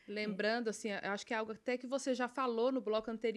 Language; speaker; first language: Portuguese; native; Portuguese